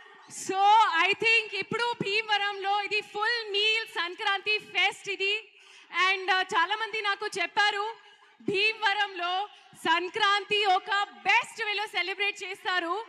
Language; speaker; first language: Telugu; non-native, learner; Hindi